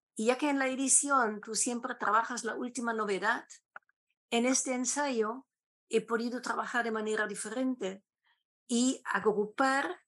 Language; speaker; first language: Spanish; non-native, fluent; German